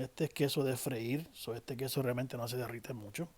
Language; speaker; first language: Spanish; native; Spanish